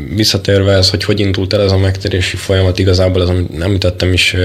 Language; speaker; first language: Hungarian; native; Hungarian